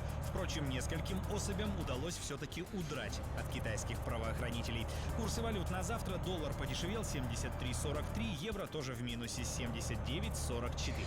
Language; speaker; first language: Russian; native; Russian